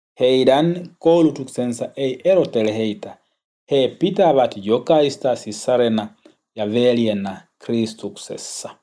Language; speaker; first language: Finnish; non-native, learner; Swahili